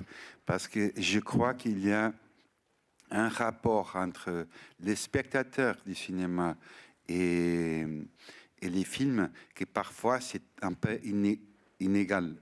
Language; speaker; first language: French; non-native, fluent; Portuguese